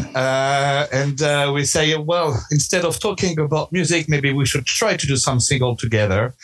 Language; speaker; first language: English; non-native, fluent; French